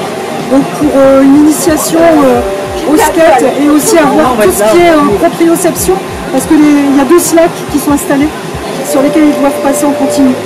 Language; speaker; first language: French; native; French